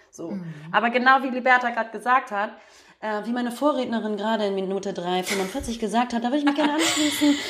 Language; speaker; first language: German; native; German